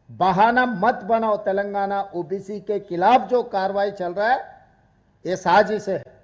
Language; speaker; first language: Hindi; non-native, local second language; Telugu